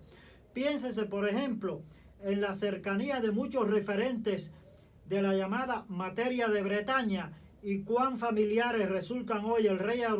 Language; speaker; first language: Spanish; native; Spanish